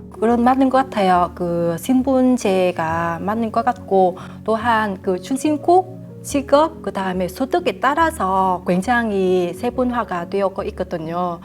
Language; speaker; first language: Korean; non-native, fluent; Vietnamese